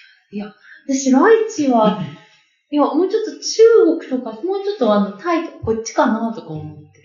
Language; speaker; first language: Japanese; native; Japanese